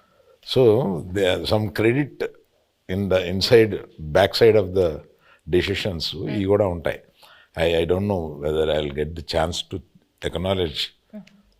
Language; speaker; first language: Telugu; native; Telugu